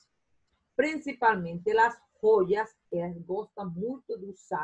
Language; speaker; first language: Spanish; non-native, fluent; Portuguese